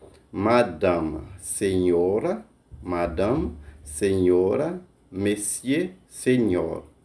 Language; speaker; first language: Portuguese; non-native, fluent; Haitian Creole